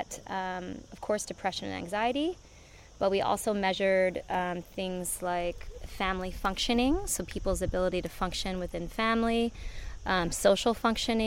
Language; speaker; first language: English; native; English